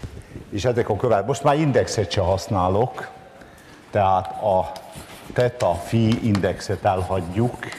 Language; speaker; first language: Hungarian; native; Hungarian